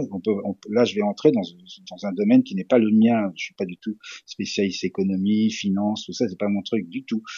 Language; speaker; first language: French; early bilingual, other home language; Serbian